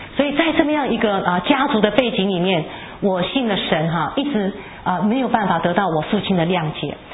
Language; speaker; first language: Chinese; non-native, local second language; Hakka Chinese